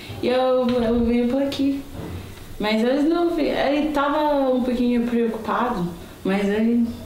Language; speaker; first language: Portuguese; non-native, fluent; Haitian Creole